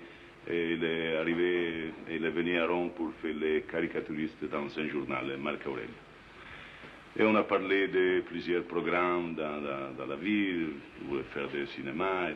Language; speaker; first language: French; non-native, learner; Italian